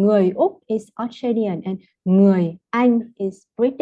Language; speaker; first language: English; non-native, fluent; Vietnamese